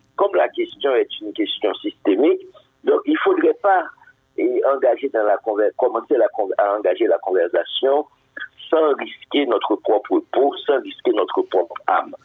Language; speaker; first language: French; non-native, local second language; Haitian Creole